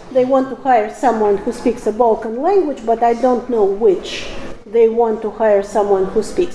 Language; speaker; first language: English; non-native, fluent; Russian